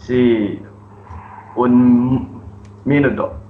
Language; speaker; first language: Spanish; non-native, learner; English